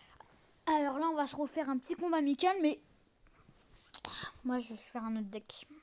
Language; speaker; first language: French; native; French